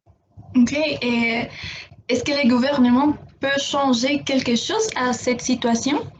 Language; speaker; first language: French; non-native, fluent; Spanish